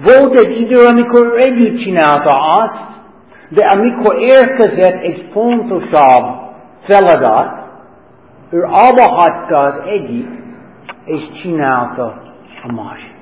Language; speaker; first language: Hungarian; non-native, learner; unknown